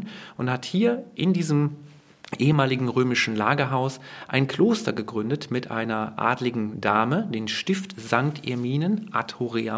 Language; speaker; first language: German; native; German